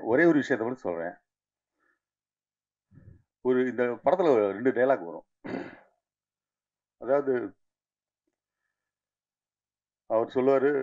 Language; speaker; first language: Tamil; native; Tamil